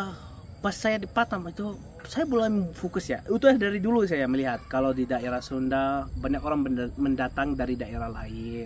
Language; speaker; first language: Indonesian; non-native, fluent; Arabic